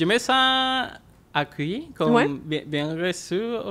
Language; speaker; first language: French; non-native, fluent; Spanish